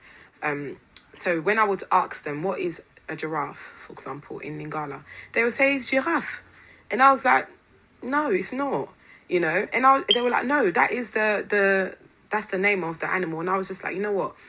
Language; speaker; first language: English; non-native, fluent; Lingala